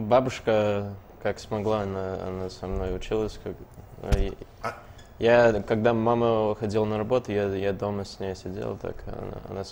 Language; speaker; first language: Russian; early bilingual, heritage; Russian